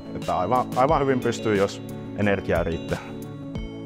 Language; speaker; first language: Finnish; native; Finnish